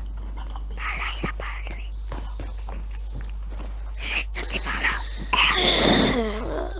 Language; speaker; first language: French; native; French